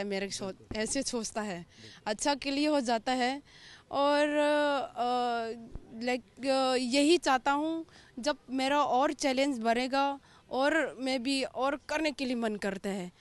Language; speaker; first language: Hindi; non-native, local second language; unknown